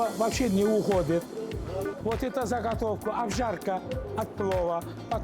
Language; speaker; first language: Russian; non-native, learner; Uzbek